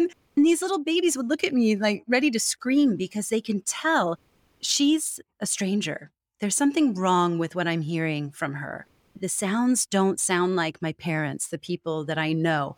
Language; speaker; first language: English; native; English